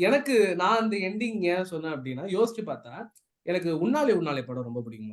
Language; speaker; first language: Tamil; native; Tamil